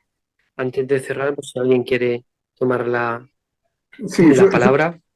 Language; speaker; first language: Spanish; native; Spanish